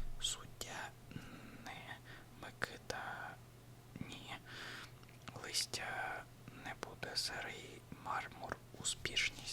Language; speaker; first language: Ukrainian; non-native, learner; Russian